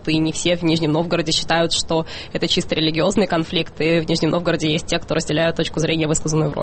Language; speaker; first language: Russian; native; Russian